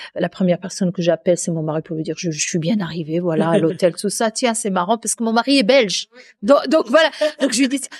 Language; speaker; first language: French; non-native, local second language; Arabic